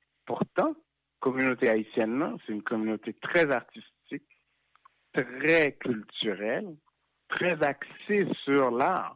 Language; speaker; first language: French; non-native, local second language; Haitian Creole